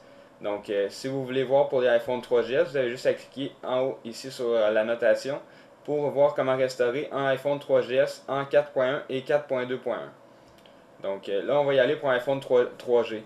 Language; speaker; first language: French; native; French